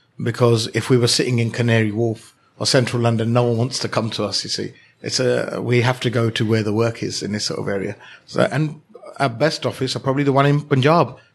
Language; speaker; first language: English; early bilingual, other home language; Hindi